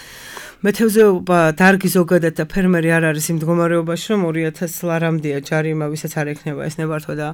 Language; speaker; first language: Georgian; native; Georgian